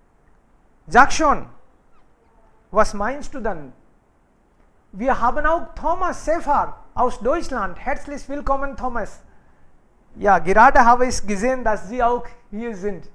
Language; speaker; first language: German; non-native, fluent; Hindi